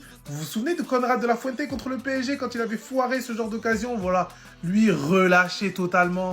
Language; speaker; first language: French; native; French